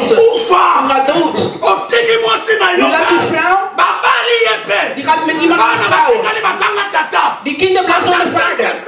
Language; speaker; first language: Dutch; non-native, learner; Lingala